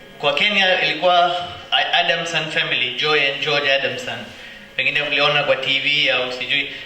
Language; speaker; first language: Swahili; non-native, local second language; Luo (Kenya and Tanzania)